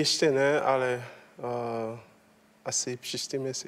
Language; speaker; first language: Czech; non-native, learner; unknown